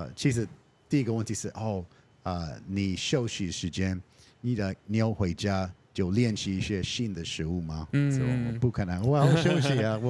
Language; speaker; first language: Chinese; non-native, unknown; English